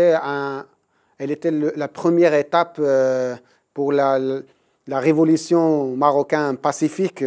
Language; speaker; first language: French; non-native, local second language; Arabic